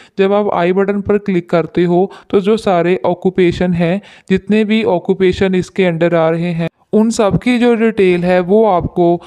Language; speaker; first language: Hindi; non-native, local second language; Punjabi